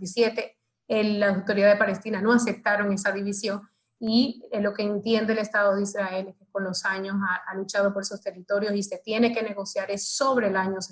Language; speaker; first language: Spanish; native; Spanish